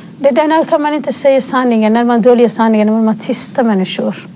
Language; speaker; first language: Swedish; non-native, fluent; Somali